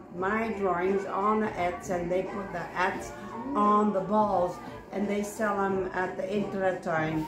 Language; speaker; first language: English; non-native, fluent; Dutch